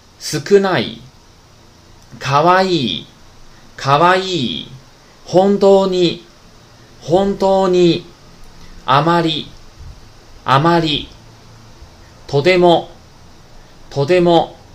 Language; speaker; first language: Japanese; non-native, fluent; Chinese